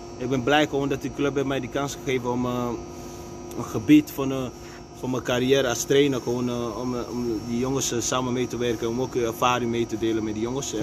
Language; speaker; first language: Dutch; non-native, fluent; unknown